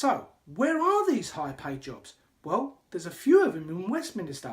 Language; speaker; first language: English; native; English